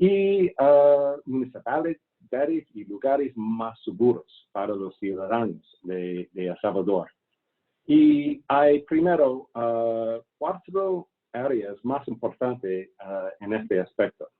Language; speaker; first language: Spanish; non-native, fluent; English